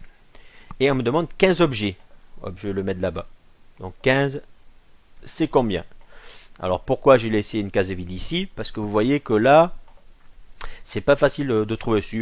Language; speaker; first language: French; native; French